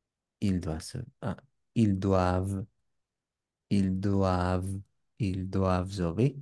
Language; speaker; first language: French; non-native, learner; English